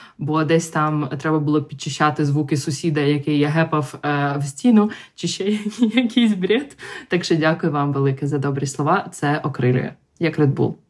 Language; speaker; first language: Ukrainian; non-native, local second language; Russian